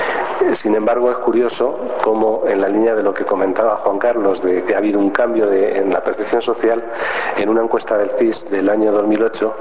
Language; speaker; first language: Spanish; native; Spanish